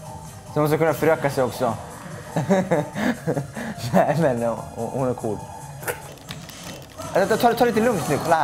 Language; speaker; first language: Swedish; native; Swedish